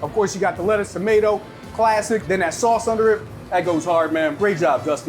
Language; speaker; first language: English; native; English